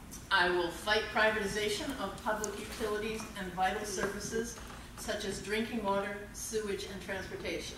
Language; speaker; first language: English; early bilingual, other home language; Spanish